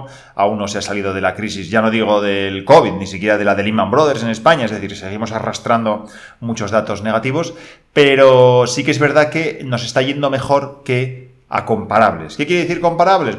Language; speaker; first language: Spanish; native; Spanish